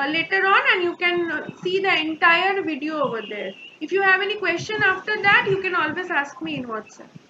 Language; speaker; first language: English; non-native, local second language; Bangla